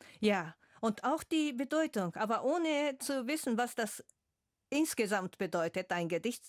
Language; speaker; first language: German; non-native, fluent; Japanese